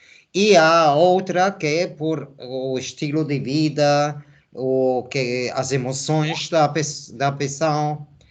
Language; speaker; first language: Portuguese; non-native, fluent; Spanish